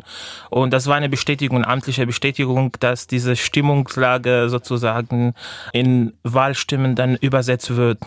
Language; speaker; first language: German; non-native, fluent; Arabic